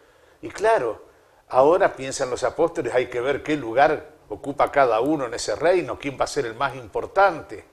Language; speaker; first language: Spanish; native; Spanish